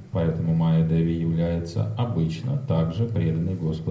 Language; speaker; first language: Russian; native; Russian